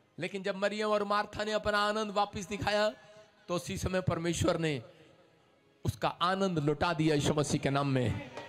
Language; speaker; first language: Hindi; non-native, local second language; Punjabi